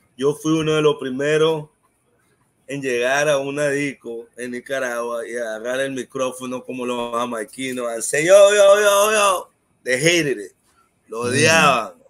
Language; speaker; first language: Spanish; non-native, local second language; English